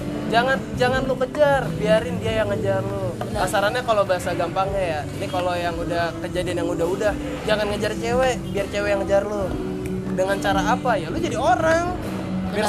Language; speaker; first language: Indonesian; native; Indonesian